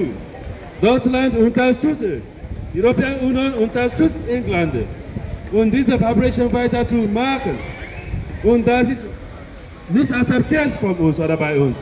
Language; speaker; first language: German; non-native, learner; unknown